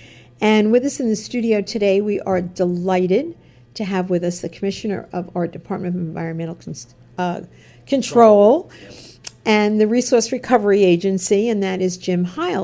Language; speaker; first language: English; native; English